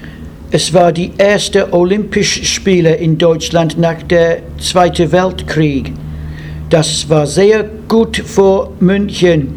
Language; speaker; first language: German; non-native, learner; English